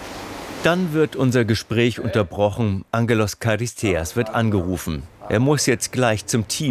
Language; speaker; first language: German; native; German